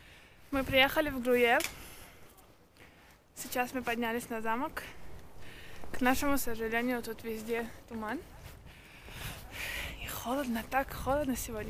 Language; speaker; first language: Russian; early bilingual, heritage; Russian